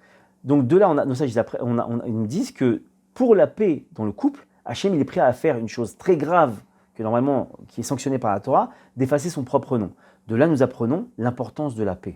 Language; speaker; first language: French; native; French